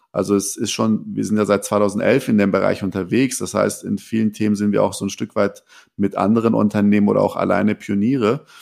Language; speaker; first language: German; early bilingual, other home language; Persian